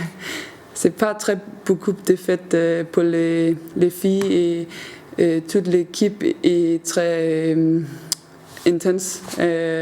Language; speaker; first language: French; non-native, learner; Danish